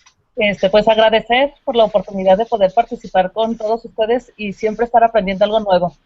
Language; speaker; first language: Spanish; native; Spanish